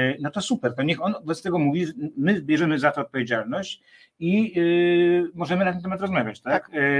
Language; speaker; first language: Polish; native; Polish